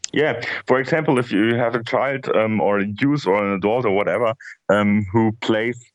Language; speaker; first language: English; non-native, fluent; German